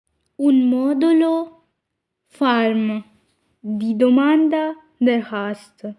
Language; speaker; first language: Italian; non-native, fluent; Urdu